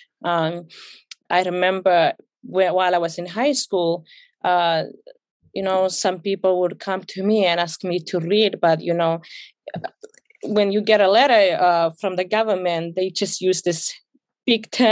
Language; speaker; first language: English; non-native, fluent; Somali